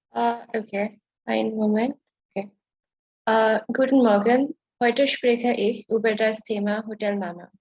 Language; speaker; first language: German; non-native, learner; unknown